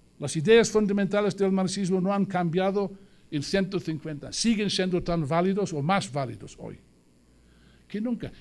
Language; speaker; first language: Spanish; non-native, fluent; English